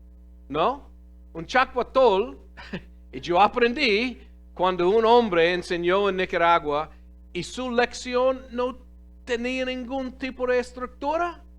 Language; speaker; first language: Spanish; non-native, fluent; English